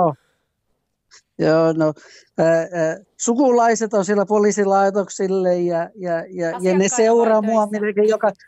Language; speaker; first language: Finnish; early bilingual, heritage; Finnish